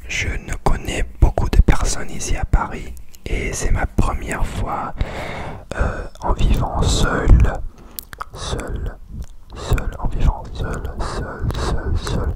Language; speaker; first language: French; non-native, learner; English